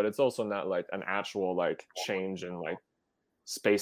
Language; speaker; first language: English; native; English